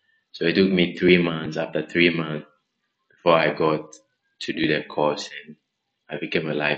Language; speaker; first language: English; non-native, local second language; Ewe